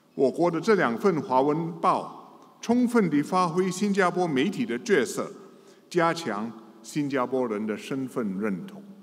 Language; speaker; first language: Chinese; non-native, local second language; English